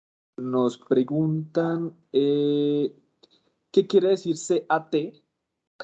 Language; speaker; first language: Spanish; native; Spanish